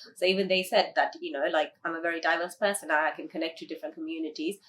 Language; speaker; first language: English; early bilingual, other home language; Tamil